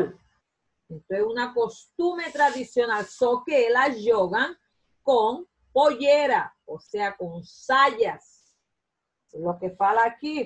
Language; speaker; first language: Spanish; non-native, fluent; Portuguese